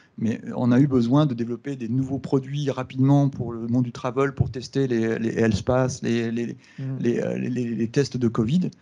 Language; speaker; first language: French; native; French